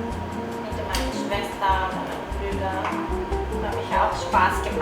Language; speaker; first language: German; non-native, learner; Japanese